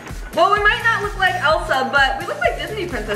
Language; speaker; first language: English; native; English